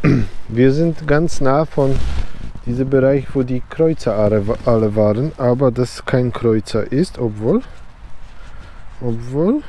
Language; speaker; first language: German; non-native, learner; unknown